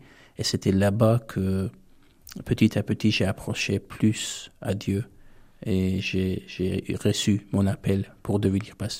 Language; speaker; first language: French; non-native, fluent; Armenian